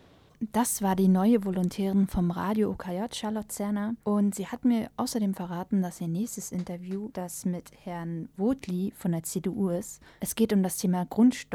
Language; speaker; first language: German; native; German